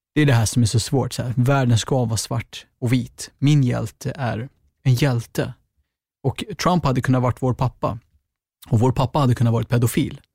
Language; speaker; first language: Swedish; native; Swedish